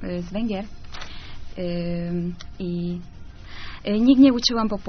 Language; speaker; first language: Polish; non-native, learner; Hungarian